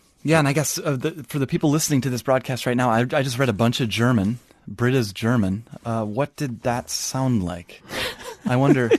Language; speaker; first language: English; native; English